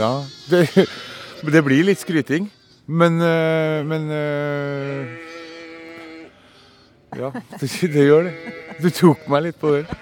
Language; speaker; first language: Norwegian; native; Norwegian